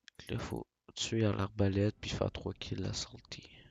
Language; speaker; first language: French; native; French